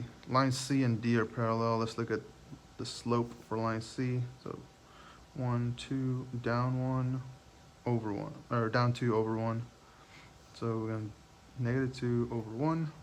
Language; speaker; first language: English; native; English